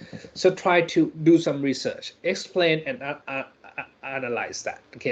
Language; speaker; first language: English; non-native, fluent; Thai